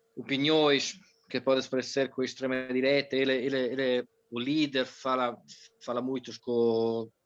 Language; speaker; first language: Portuguese; non-native, fluent; Italian